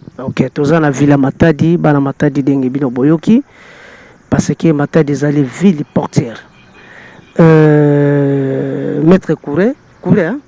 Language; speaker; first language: Lingala; non-native, local second language; Kongo